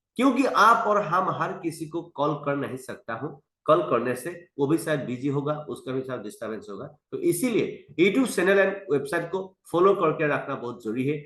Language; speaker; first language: Hindi; non-native, local second language; Assamese